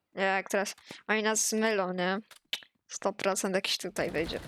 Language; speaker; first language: Polish; native; Polish